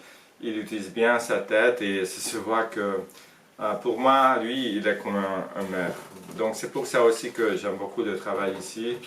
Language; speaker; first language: French; non-native, fluent; Hungarian